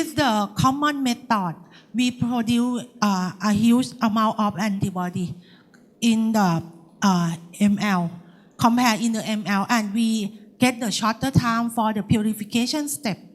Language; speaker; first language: English; non-native, learner; Thai